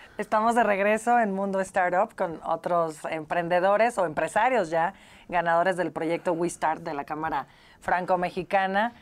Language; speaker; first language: Spanish; native; Spanish